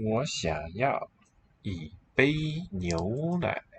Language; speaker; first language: Chinese; non-native, learner; English